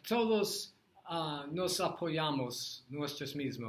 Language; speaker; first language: Spanish; non-native, learner; English